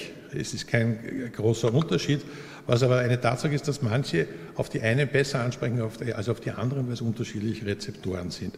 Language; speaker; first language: German; native; German